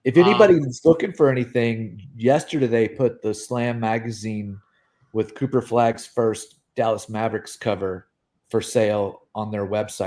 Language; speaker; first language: English; native; English